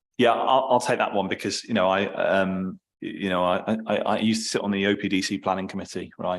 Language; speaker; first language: English; native; English